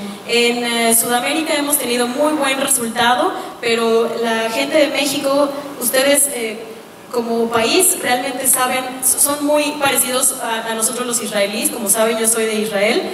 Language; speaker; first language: Spanish; native; Spanish